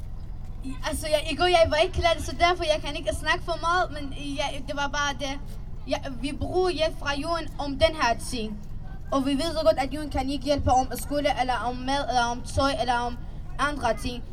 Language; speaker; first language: Danish; early bilingual, other home language; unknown